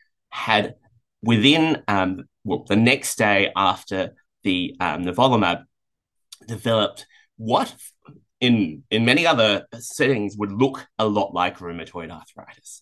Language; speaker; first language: English; native; English